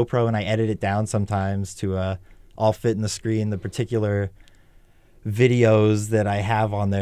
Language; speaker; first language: English; native; English